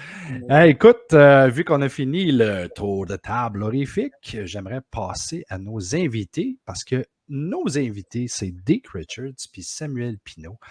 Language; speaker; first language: French; native; French